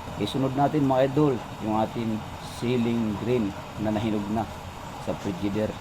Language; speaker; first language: Filipino; non-native, local second language; Cebuano